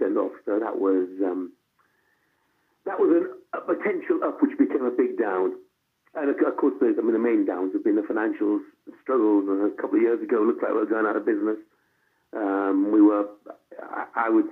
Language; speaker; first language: English; native; English